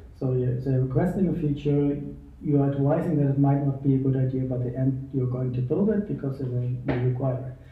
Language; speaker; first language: English; non-native, fluent; German